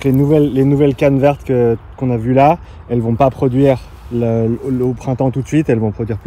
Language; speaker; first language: French; native; French